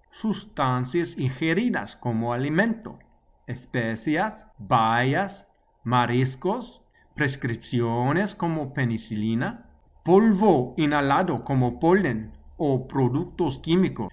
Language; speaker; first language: Spanish; non-native, learner; English